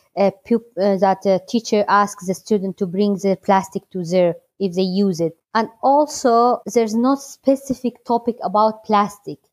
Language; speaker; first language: English; non-native, learner; Kurdish